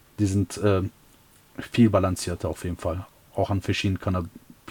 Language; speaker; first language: German; early bilingual, other home language; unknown